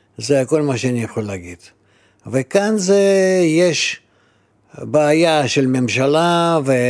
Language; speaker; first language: Hebrew; non-native, fluent; Russian